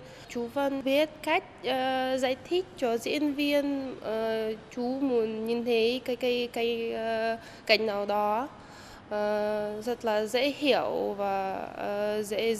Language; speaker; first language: Vietnamese; non-native, fluent; Russian